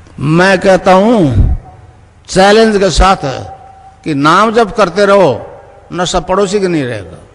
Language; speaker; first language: Hindi; native; Hindi